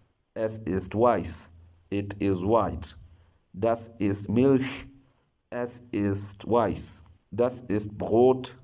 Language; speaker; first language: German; non-native, fluent; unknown